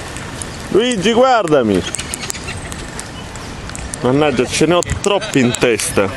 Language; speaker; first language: Italian; native; Italian